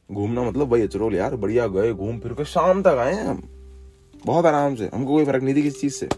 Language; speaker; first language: Hindi; native; Hindi